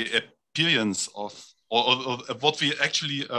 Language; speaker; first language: English; non-native, fluent; German